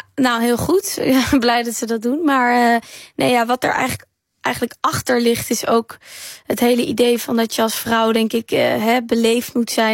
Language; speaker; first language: Dutch; native; Dutch